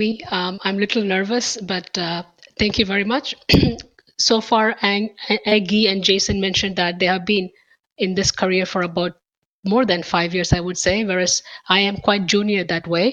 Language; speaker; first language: English; non-native, local second language; Tamil